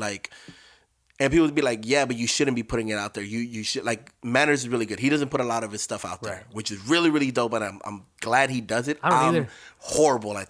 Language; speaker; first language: English; native; English